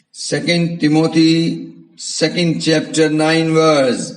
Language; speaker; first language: English; non-native, local second language; Hindi